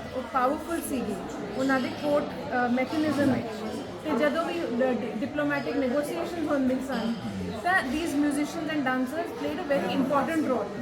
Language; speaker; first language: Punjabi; non-native, local second language; Hindi